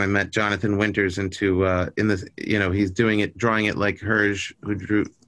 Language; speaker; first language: English; native; English